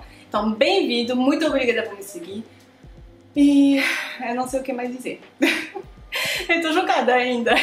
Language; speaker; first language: Portuguese; non-native, fluent; French